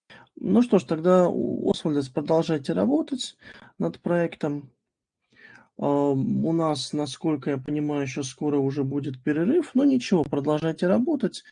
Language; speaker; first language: Russian; native; Russian